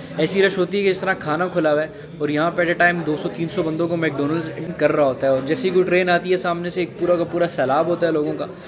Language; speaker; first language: Hindi; non-native, local second language; Punjabi